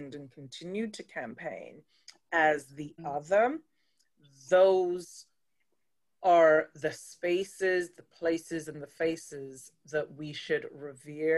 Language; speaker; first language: English; non-native, local second language; Yoruba